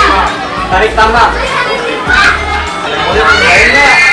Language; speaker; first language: Indonesian; early bilingual, other home language; English